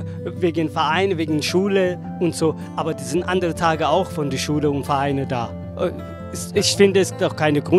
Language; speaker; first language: German; non-native, learner; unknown